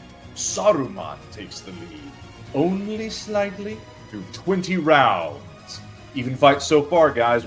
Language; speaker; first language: English; native; English